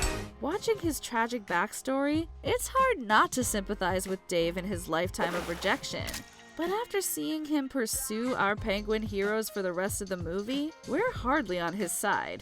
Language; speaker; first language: English; native; English